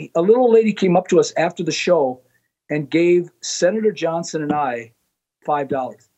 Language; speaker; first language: English; native; English